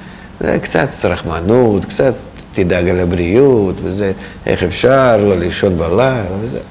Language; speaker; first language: Hebrew; non-native, fluent; Russian